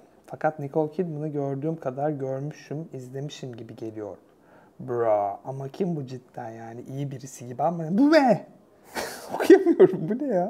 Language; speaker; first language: Turkish; native; Turkish